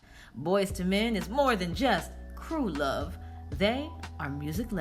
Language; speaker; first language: English; native; English